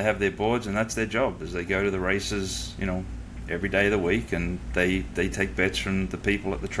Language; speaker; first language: English; native; English